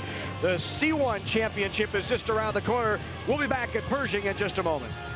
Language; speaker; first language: English; native; English